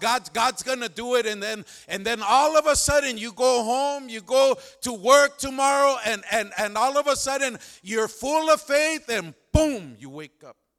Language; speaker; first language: English; early bilingual, other home language; Spanish